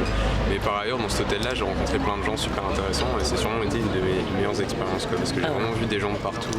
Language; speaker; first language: French; native; French